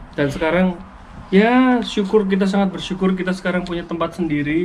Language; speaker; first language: Indonesian; native; Indonesian